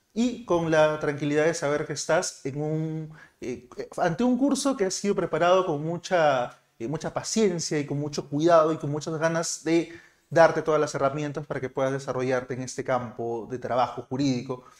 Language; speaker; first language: Spanish; native; Spanish